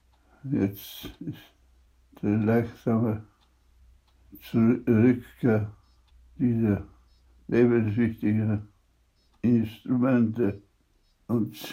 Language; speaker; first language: German; non-native, fluent; Polish